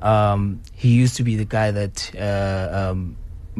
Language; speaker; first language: English; non-native, local second language; Zulu